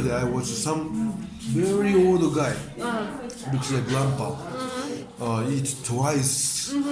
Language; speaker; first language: English; non-native, learner; Japanese